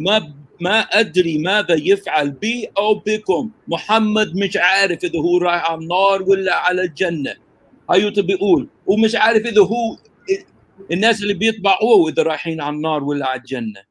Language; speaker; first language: Arabic; early bilingual, heritage; Arabic